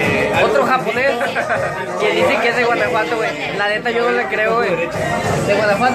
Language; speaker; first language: Spanish; native; Spanish